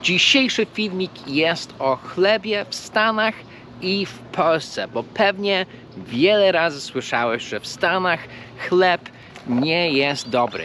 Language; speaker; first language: Polish; non-native, fluent; English